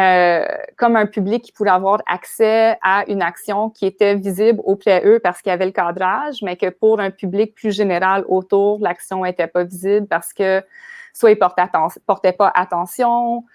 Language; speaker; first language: French; native; French